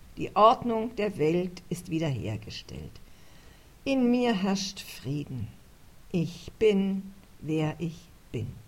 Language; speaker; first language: German; native; German